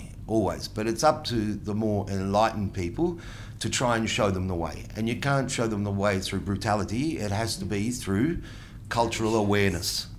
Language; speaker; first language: English; non-native, local second language; Italian